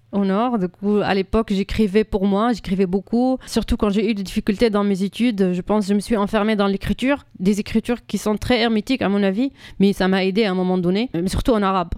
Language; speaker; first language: French; non-native, fluent; Arabic